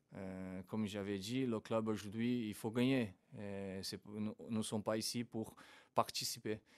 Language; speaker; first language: French; non-native, fluent; Portuguese